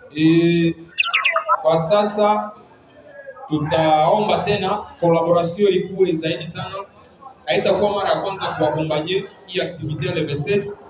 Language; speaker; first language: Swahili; native; Swahili